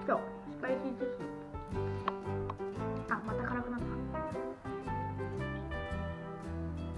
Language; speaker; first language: Japanese; early bilingual, heritage; Japanese